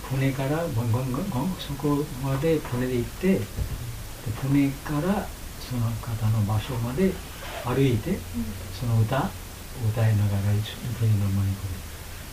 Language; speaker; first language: Japanese; non-native, learner; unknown